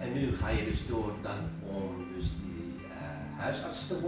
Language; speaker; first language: Dutch; non-native, fluent; Indonesian